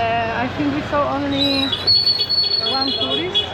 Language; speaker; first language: English; non-native, learner; Greek